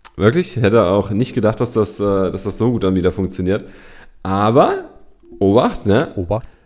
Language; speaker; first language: German; native; German